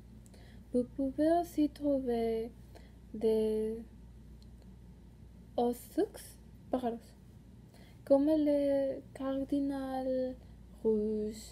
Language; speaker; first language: French; non-native, learner; Spanish